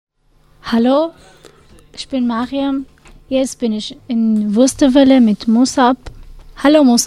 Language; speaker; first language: German; non-native, learner; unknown